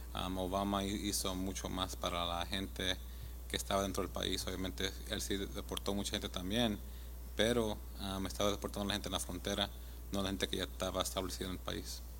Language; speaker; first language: Spanish; early bilingual, heritage; Spanish